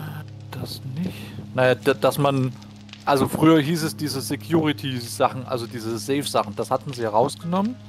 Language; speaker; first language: German; native; German